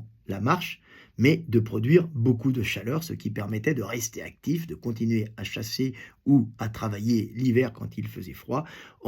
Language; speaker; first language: French; native; French